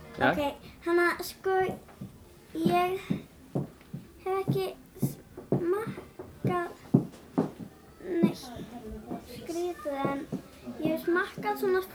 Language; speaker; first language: Icelandic; early bilingual, other home language; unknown